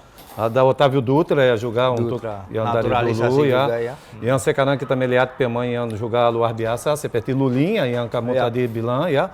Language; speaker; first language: Indonesian; non-native, fluent; Portuguese